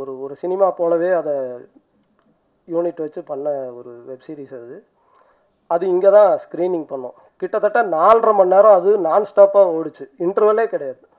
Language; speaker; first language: Tamil; native; Tamil